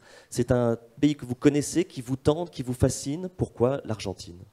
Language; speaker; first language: French; native; French